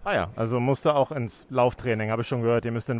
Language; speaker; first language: German; native; German